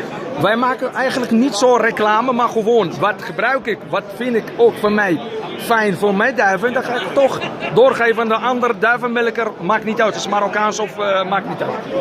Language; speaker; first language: Dutch; non-native, learner; Arabic